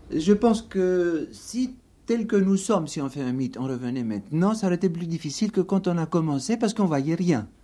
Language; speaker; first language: French; non-native, fluent; Greek